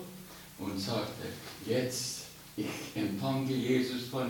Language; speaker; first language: German; non-native, fluent; Estonian